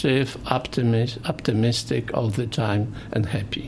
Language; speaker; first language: English; non-native, fluent; Polish